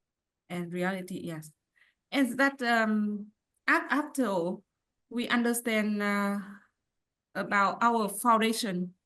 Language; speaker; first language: English; non-native, learner; Vietnamese